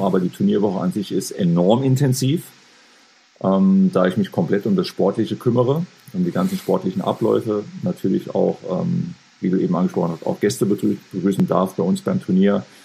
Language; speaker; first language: German; native; German